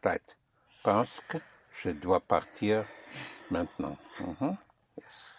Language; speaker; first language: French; non-native, fluent; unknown